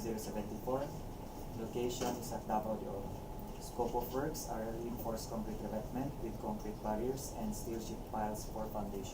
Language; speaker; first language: English; non-native, local second language; Cebuano